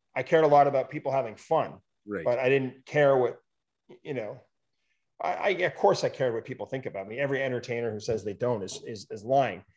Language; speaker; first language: English; native; English